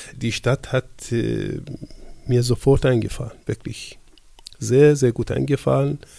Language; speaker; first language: German; non-native, fluent; Persian